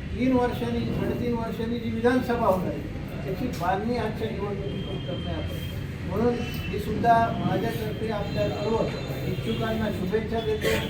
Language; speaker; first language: Marathi; native; Marathi